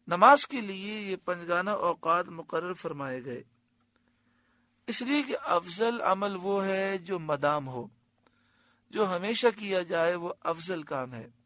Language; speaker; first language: Urdu; native; Urdu